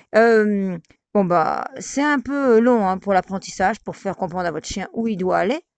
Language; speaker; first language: French; native; French